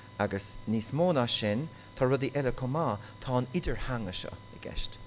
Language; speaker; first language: Irish; native; Irish